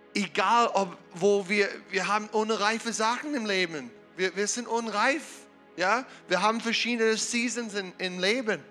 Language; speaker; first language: German; non-native, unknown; English